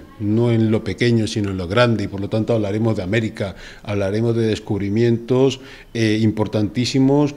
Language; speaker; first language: Spanish; native; Spanish